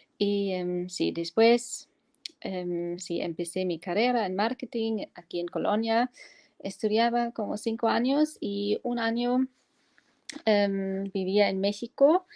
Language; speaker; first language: Spanish; non-native, fluent; German